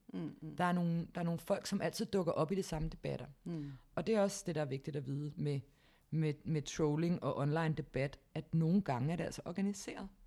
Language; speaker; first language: Danish; native; Danish